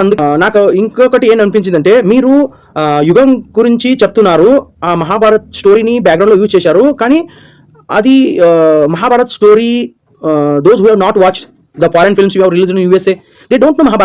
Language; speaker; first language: Telugu; non-native, learner; Kannada